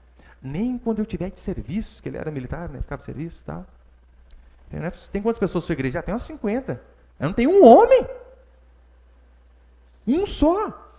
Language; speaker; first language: Portuguese; native; Portuguese